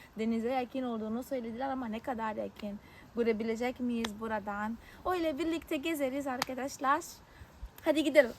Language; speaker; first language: Turkish; non-native, fluent; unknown